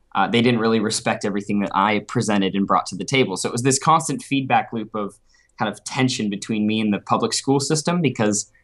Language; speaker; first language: English; native; English